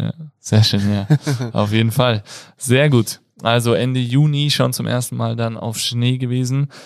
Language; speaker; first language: German; native; German